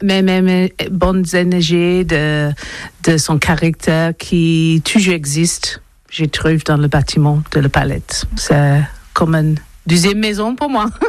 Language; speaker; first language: French; non-native, learner; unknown